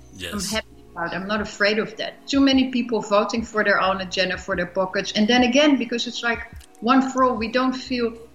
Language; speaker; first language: English; non-native, fluent; Dutch